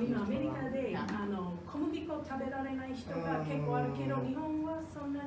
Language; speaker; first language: Japanese; non-native, fluent; English